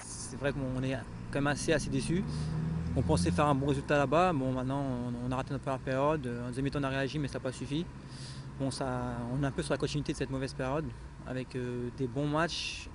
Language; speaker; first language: French; native; French